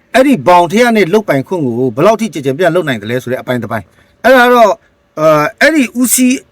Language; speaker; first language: Burmese; non-native, local second language; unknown